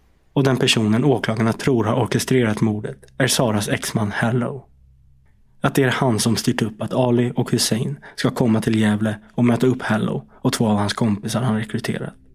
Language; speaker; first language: Swedish; native; Swedish